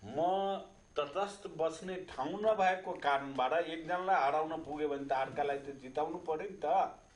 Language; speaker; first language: Nepali; non-native, local second language; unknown